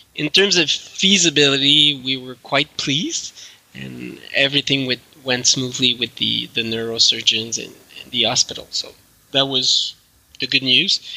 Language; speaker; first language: English; non-native, fluent; French